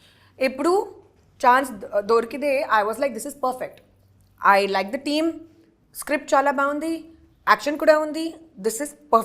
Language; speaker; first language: Telugu; non-native, fluent; Hindi